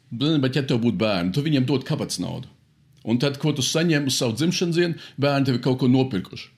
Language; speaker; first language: Latvian; early bilingual, heritage; Latvian